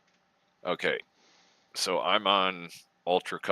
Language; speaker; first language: English; native; English